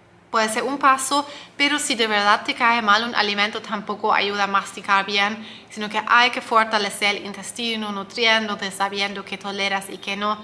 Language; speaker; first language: Spanish; non-native, fluent; German